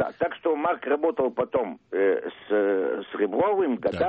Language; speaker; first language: Russian; early bilingual, heritage; Russian